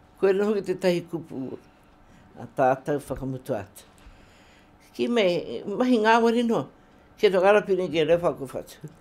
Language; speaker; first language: Māori; native; Māori